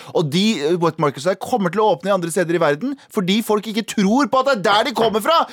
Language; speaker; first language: Norwegian; early bilingual, other home language; Kurdish